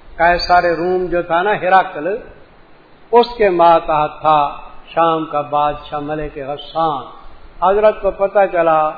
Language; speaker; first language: Urdu; non-native, local second language; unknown